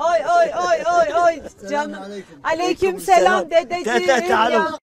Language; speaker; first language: Turkish; native; Turkish